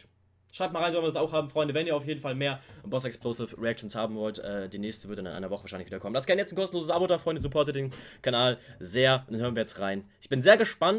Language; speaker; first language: German; native; German